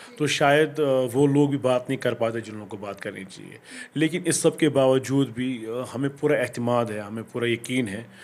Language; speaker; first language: Hindi; non-native, local second language; Kashmiri